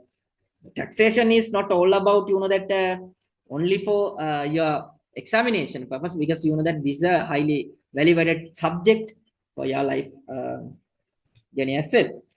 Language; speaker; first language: English; non-native, local second language; Sinhala